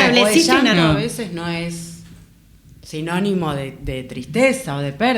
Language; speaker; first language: Spanish; native; Spanish